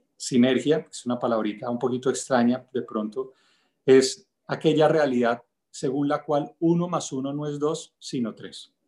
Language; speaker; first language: Spanish; native; Spanish